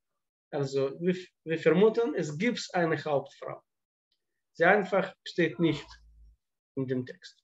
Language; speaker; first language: German; non-native, fluent; Russian